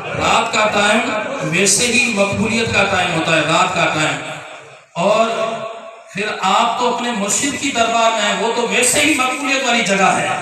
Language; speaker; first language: Urdu; non-native, local second language; Sindhi